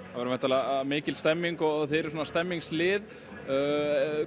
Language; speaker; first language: Icelandic; native; Icelandic